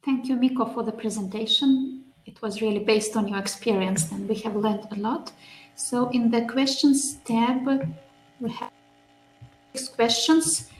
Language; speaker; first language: English; non-native, fluent; Lithuanian